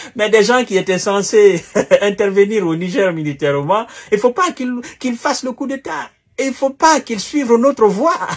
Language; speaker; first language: French; non-native, local second language; Wolof